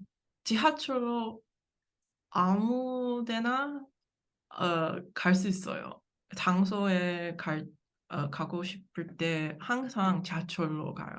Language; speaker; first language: Korean; non-native, learner; English